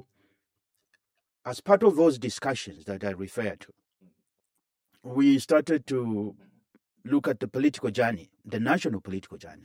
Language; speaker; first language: English; non-native, local second language; Bemba